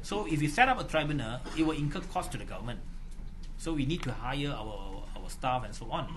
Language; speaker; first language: English; non-native, local second language; Malay